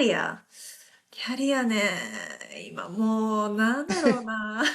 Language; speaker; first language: Japanese; native; Japanese